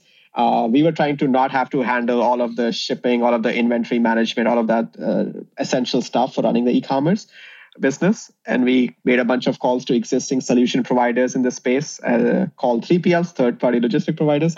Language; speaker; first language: English; non-native, local second language; Hindi